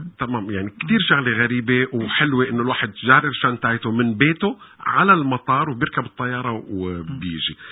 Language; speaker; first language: Arabic; native; Arabic